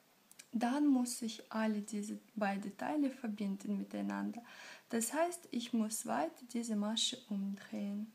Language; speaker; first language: German; non-native, fluent; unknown